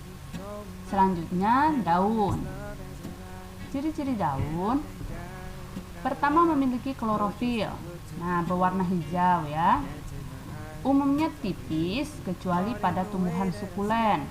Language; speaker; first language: Indonesian; native; Indonesian